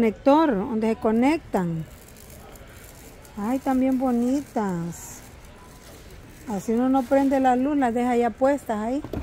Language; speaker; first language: Spanish; native; Spanish